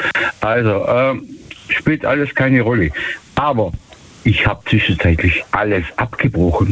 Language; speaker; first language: German; native; German